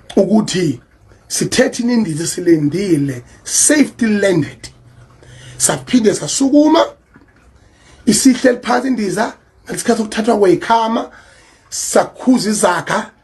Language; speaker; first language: Zulu; native; Zulu